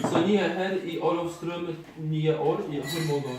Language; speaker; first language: Swedish; non-native, fluent; Polish